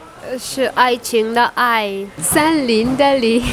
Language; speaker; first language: Chinese; non-native, learner; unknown